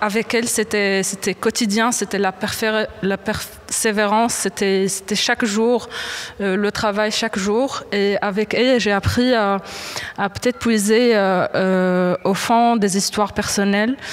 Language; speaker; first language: French; non-native, local second language; Arabic